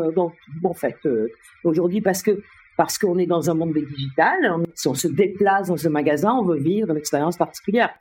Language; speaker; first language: French; native; French